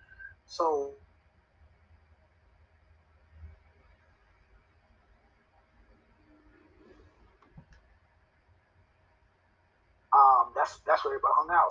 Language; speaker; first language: English; native; English